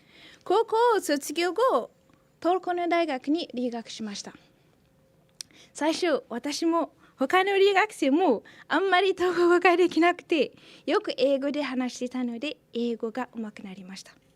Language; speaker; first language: Japanese; non-native, fluent; Hausa